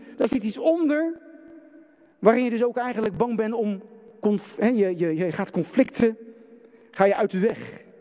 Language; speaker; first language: Dutch; native; Dutch